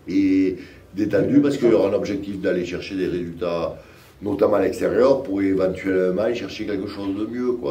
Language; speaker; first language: French; native; French